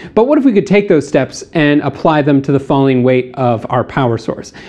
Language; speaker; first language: English; native; English